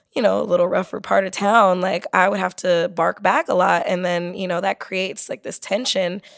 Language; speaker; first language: English; native; English